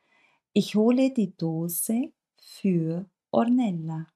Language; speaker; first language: German; non-native, fluent; Turkish